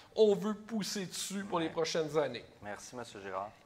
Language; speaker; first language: French; native; French